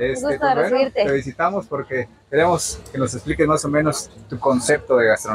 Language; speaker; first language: Spanish; native; Spanish